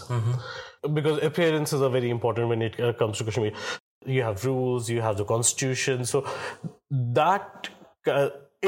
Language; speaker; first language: English; non-native, local second language; Kashmiri